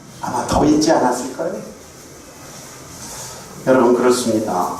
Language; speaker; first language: Korean; native; Korean